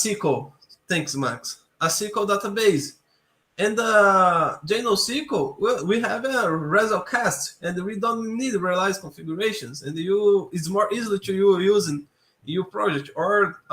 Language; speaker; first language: English; non-native, learner; Portuguese